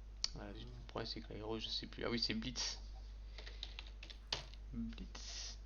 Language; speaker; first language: French; native; French